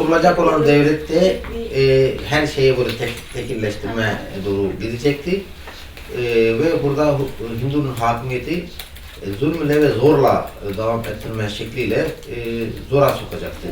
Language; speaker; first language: Turkish; non-native, fluent; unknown